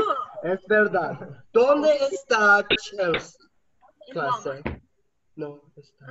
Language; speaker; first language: Spanish; non-native, learner; English